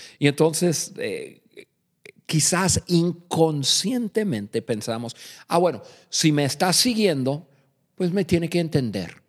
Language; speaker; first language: Spanish; non-native, fluent; English